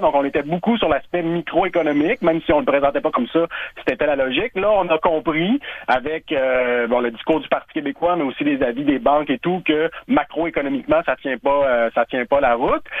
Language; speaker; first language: French; native; French